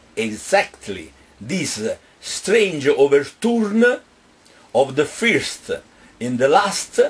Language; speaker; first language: English; non-native, fluent; Italian